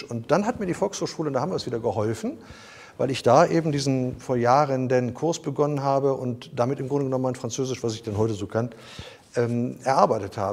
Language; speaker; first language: German; native; German